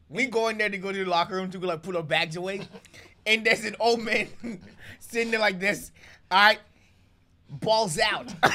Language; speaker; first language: English; native; English